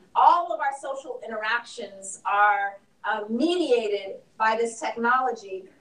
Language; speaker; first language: English; native; English